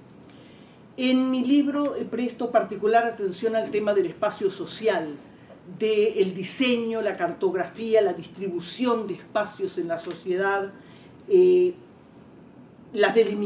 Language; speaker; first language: Spanish; native; Spanish